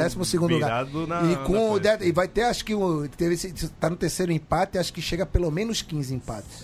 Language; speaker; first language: Portuguese; native; Portuguese